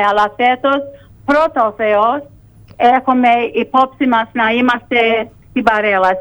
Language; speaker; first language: Greek; early bilingual, heritage; Greek